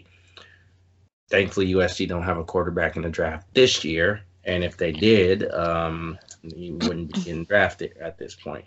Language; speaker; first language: English; native; English